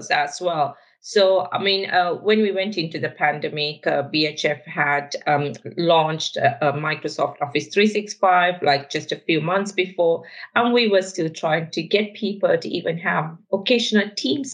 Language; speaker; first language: English; non-native, local second language; Sinhala